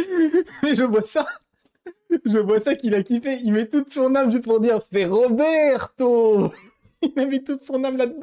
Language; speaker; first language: French; native; French